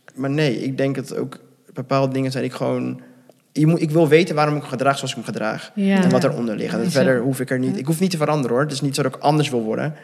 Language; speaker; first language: Dutch; native; Dutch